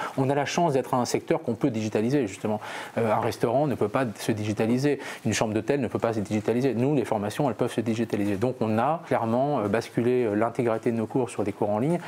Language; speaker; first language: French; native; French